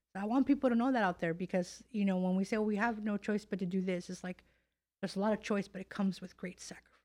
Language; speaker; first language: English; native; English